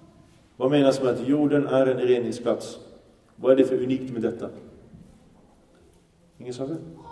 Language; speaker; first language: Swedish; early bilingual, other home language; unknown